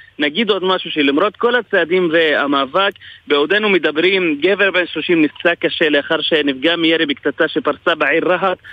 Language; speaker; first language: Hebrew; non-native, local second language; Arabic